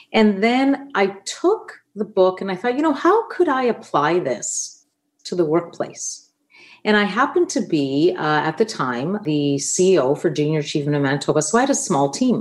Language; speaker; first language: English; non-native, fluent; Italian